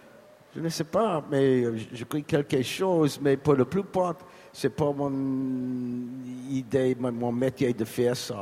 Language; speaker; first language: French; non-native, learner; English